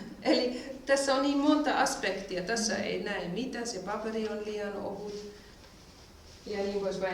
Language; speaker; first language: Finnish; non-native, fluent; German